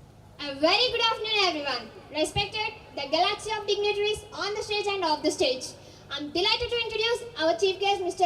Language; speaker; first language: English; non-native, local second language; Telugu